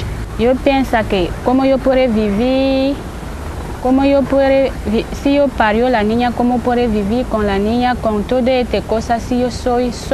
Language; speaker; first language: Spanish; non-native, learner; French